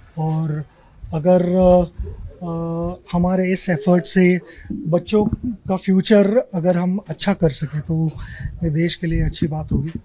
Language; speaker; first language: Hindi; non-native, local second language; Marathi